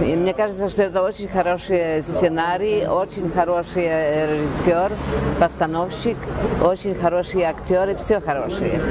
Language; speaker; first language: Russian; non-native, learner; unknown